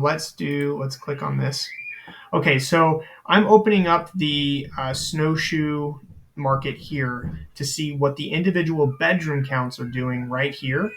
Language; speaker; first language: English; native; English